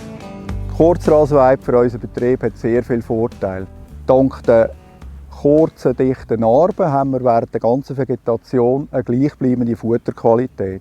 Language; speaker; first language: German; native; German